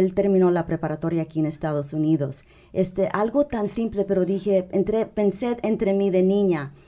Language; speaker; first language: Spanish; early bilingual, heritage; Spanish